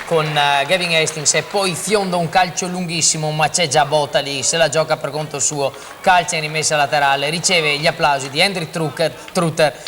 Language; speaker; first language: Italian; native; Italian